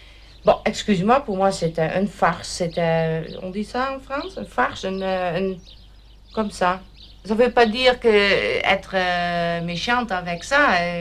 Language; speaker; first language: French; non-native, fluent; German